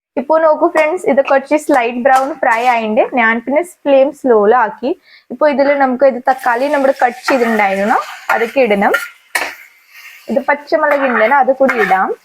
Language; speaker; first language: Malayalam; non-native, learner; Hindi